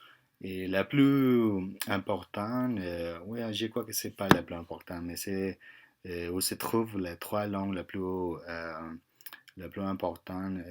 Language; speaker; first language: French; non-native, learner; Spanish